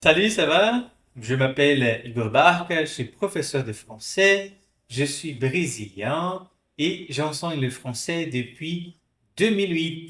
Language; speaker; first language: French; non-native, fluent; Portuguese